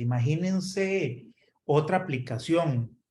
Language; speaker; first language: Spanish; native; Spanish